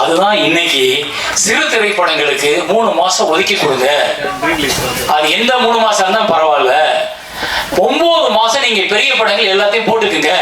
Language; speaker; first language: Tamil; native; Tamil